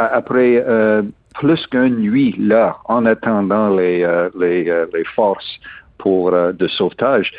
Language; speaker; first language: French; non-native, learner; English